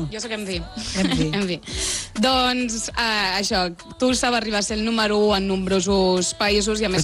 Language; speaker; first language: Catalan; native; Catalan